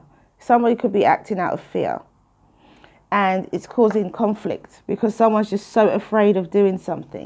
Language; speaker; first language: English; native; English